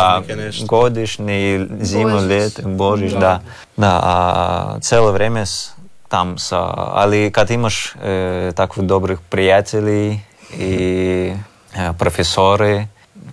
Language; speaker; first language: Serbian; non-native, learner; Russian